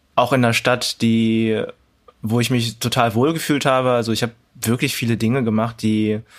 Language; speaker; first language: German; early bilingual, other home language; Cantonese